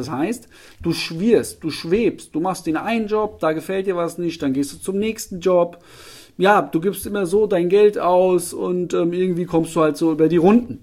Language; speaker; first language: German; native; German